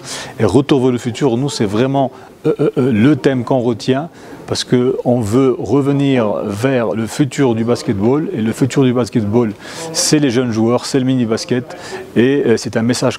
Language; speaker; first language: French; non-native, local second language; Arabic